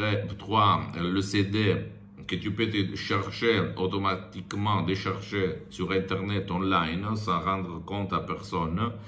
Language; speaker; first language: French; non-native, fluent; Italian